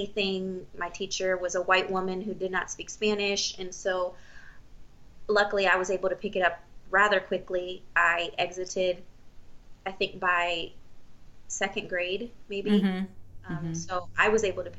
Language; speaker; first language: English; early bilingual, other home language; Spanish